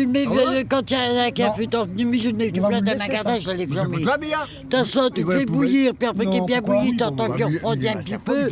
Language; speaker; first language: French; native; French